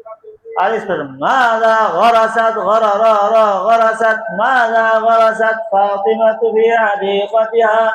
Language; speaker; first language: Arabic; non-native, fluent; Bangla